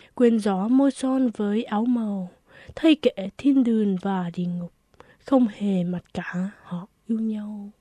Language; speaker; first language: Vietnamese; early bilingual, heritage; Vietnamese